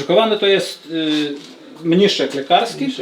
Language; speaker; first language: Polish; non-native, learner; Lithuanian